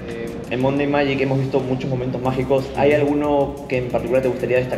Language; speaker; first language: Spanish; native; Spanish